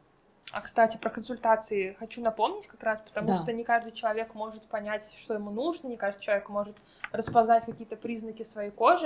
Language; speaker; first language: Russian; native; Russian